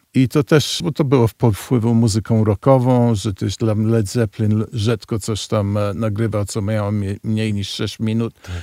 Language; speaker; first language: Polish; early bilingual, heritage; Polish